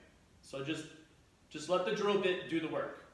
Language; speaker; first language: English; native; English